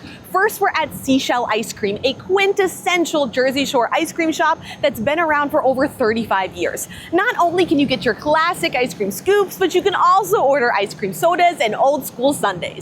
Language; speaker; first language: English; native; English